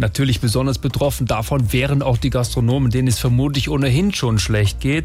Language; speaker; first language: German; native; German